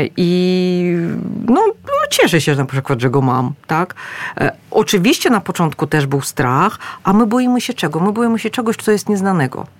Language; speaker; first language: Polish; early bilingual, other home language; Russian